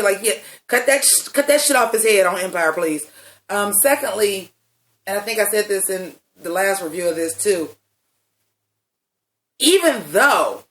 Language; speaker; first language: English; native; English